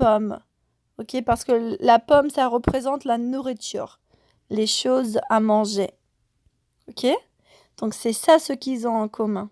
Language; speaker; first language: French; non-native, fluent; Spanish